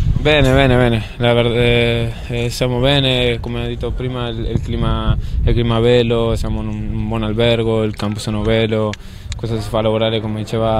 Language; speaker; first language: Italian; non-native, fluent; Spanish